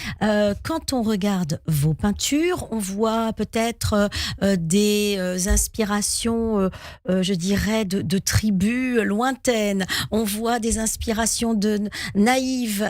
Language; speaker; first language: French; native; French